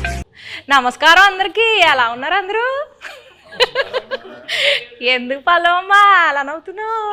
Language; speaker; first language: Telugu; native; Telugu